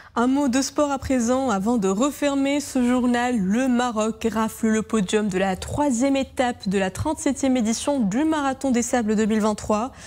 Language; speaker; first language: French; non-native, local second language; Arabic